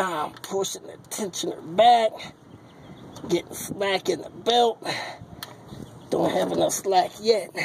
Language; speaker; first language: English; native; English